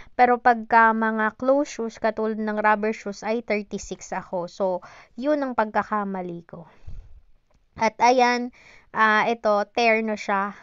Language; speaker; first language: Filipino; non-native, local second language; Hiligaynon